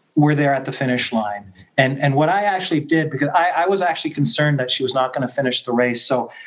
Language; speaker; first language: English; native; English